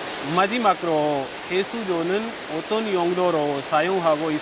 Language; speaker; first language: Korean; non-native, learner; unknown